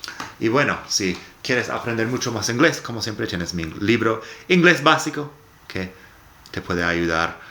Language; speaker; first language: Spanish; non-native, fluent; English